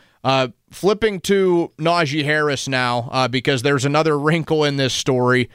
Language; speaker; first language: English; native; English